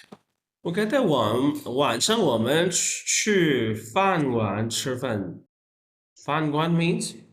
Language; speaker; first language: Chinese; non-native, fluent; Urdu